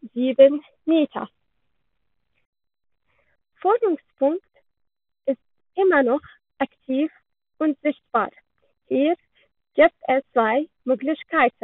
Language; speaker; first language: German; non-native, learner; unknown